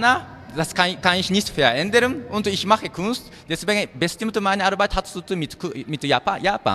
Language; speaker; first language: German; non-native, learner; Japanese